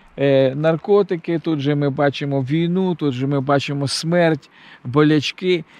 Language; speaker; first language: Ukrainian; non-native, local second language; Russian